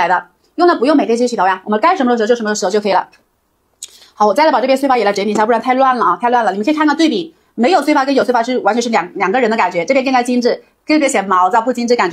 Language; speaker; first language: Chinese; native; Chinese